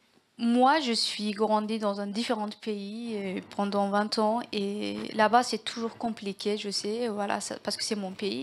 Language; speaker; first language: French; non-native, learner; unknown